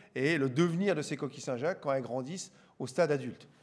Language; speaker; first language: French; native; French